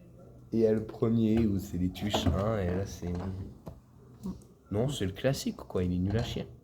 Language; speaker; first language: French; native; French